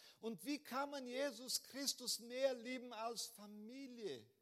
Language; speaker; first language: German; non-native, fluent; Portuguese